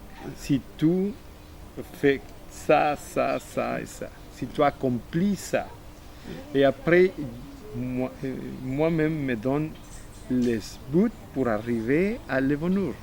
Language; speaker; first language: French; non-native, fluent; Spanish